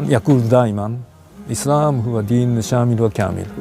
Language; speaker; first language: Arabic; non-native, learner; Japanese